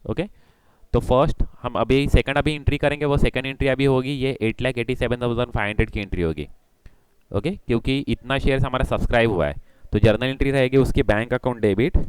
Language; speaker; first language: Hindi; non-native, local second language; Marathi